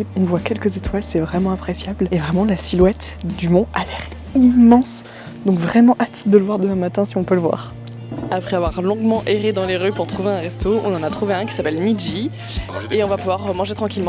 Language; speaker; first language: French; native; French